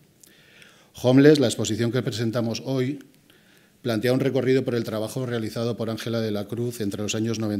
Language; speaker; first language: Spanish; native; Spanish